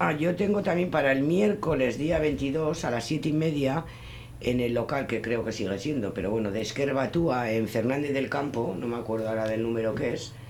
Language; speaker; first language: Spanish; native; Spanish